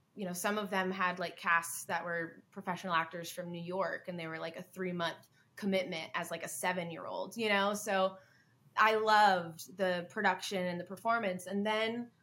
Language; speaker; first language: English; native; English